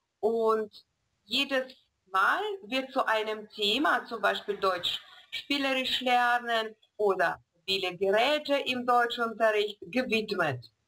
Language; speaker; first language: German; non-native, fluent; Russian